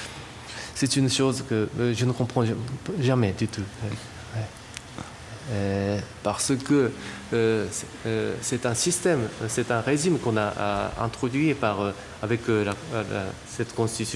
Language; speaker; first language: French; non-native, fluent; Japanese